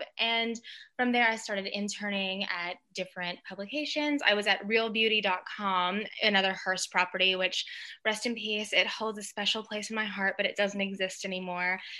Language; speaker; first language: English; native; English